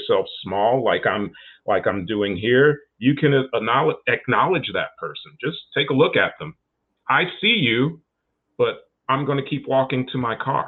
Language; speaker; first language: English; native; English